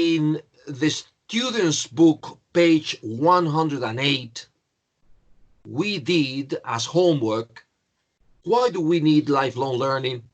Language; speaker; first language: English; non-native, fluent; Spanish